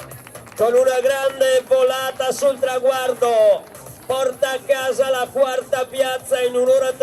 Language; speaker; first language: Italian; native; Italian